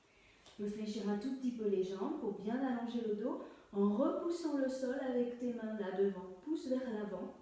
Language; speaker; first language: French; native; French